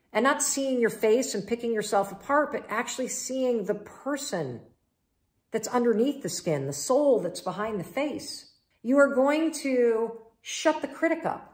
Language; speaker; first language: English; native; English